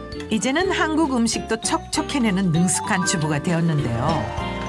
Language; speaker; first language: Korean; native; Korean